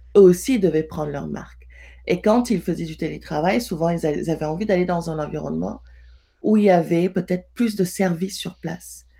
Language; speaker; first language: French; non-native, local second language; Wolof